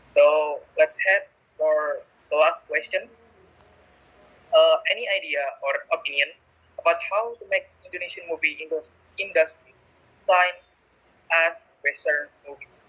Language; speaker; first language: English; non-native, learner; Indonesian